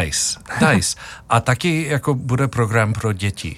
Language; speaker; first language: Czech; non-native, learner; English